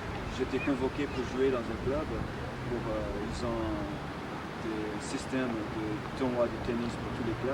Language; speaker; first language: French; native; French